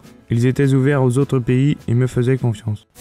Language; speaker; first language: French; native; French